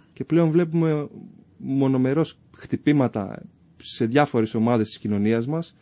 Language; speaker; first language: Greek; early bilingual, other home language; Persian